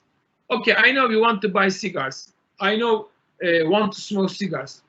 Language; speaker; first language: English; non-native, learner; Turkish